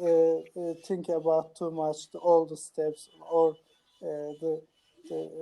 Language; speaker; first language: English; non-native, learner; Turkish